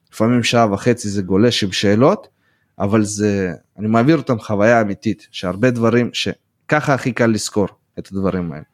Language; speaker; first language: Hebrew; early bilingual, other home language; Russian